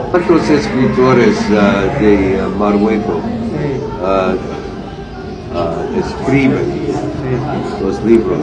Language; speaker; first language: Spanish; non-native, learner; English